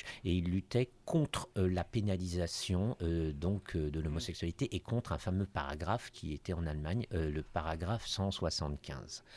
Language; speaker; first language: French; native; French